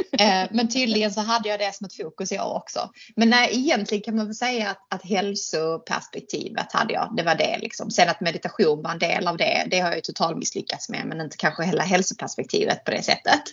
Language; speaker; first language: Swedish; native; Swedish